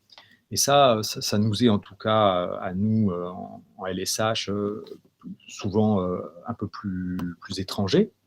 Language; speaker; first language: French; native; French